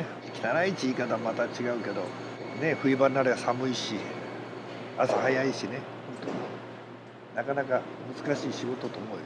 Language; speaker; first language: Japanese; native; Japanese